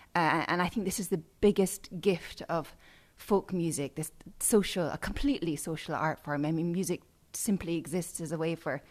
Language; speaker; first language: English; native; English